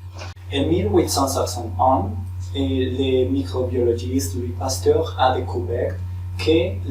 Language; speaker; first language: French; non-native, learner; Spanish